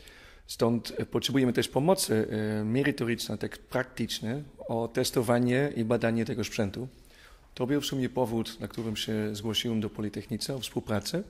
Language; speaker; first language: Polish; non-native, fluent; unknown